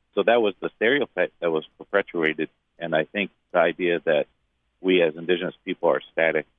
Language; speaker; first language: English; native; English